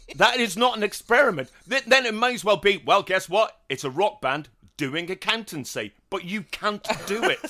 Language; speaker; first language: English; native; English